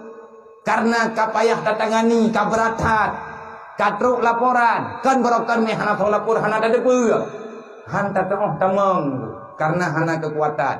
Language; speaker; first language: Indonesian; non-native, local second language; Achinese